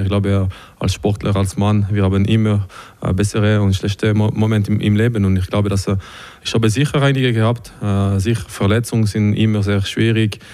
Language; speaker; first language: German; non-native, local second language; French